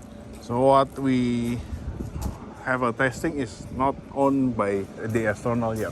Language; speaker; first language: English; non-native, learner; Indonesian